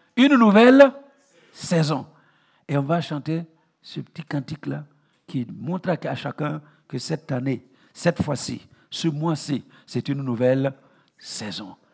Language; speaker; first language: French; non-native, local second language; Mossi